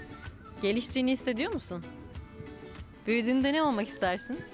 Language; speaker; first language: Turkish; native; Turkish